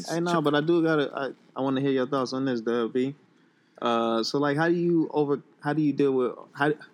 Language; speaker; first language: English; native; English